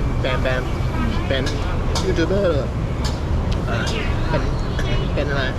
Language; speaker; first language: Thai; non-native, fluent; English